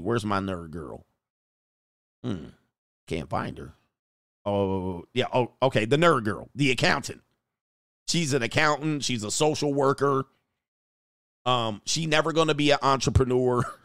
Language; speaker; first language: English; native; English